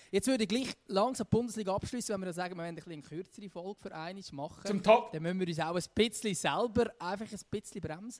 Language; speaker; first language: German; native; German